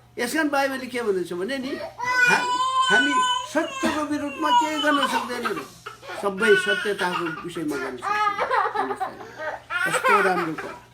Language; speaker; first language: Nepali; native; Nepali